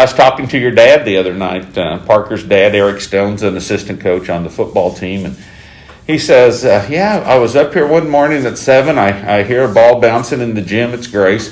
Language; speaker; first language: English; native; English